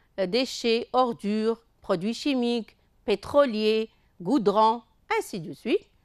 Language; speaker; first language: French; non-native, local second language; Arabic